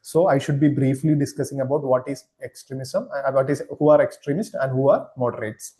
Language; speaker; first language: English; non-native, local second language; Malayalam